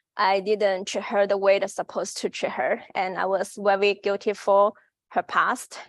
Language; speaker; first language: English; non-native, fluent; Chinese